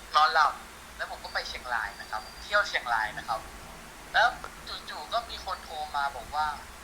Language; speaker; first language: Thai; early bilingual, other home language; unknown